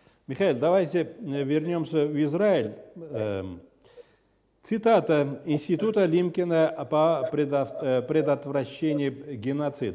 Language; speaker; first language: Russian; non-native, fluent; Armenian